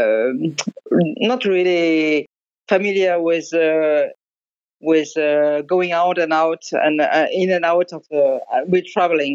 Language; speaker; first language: English; non-native, fluent; French